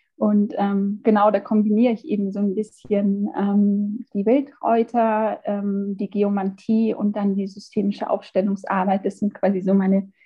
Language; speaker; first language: German; native; German